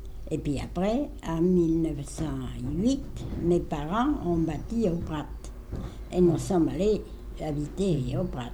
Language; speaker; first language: French; native; French